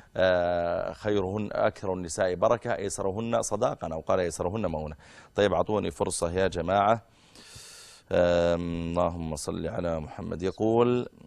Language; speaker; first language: Arabic; native; Arabic